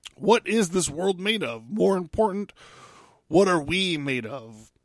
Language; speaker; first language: English; native; English